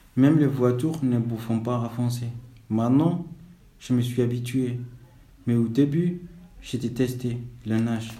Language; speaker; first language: French; non-native, fluent; Somali